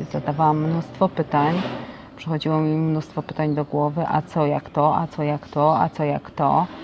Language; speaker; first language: Polish; native; Polish